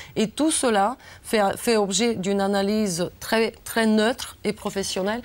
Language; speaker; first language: French; non-native, fluent; Bulgarian